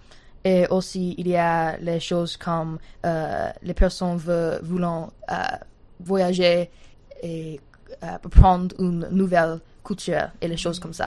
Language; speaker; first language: French; non-native, learner; English